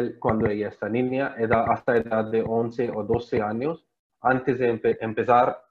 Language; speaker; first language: Spanish; non-native, learner; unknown